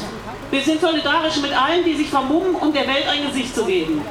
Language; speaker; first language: German; native; German